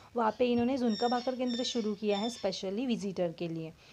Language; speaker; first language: Hindi; non-native, local second language; Marathi